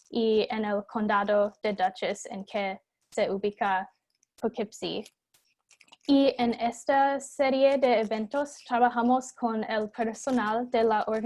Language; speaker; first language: Spanish; non-native, fluent; English